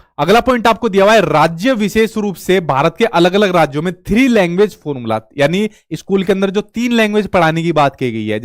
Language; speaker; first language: Hindi; native; Hindi